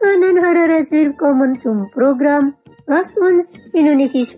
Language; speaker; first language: German; non-native, fluent; Indonesian